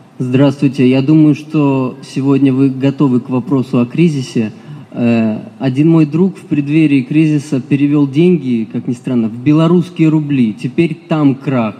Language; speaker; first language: Russian; native; Russian